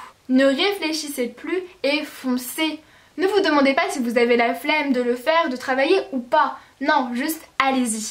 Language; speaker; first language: French; native; French